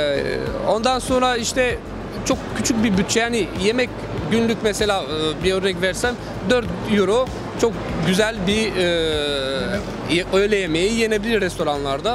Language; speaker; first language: Turkish; non-native, fluent; Albanian